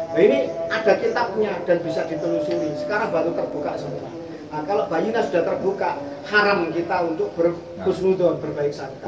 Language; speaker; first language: Indonesian; non-native, local second language; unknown